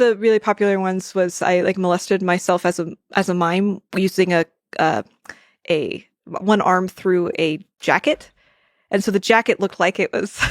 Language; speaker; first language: English; native; English